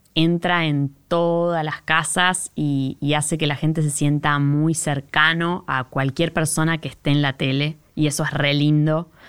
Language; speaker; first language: Spanish; native; Spanish